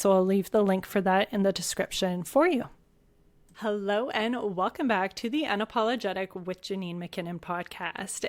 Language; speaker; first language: English; native; English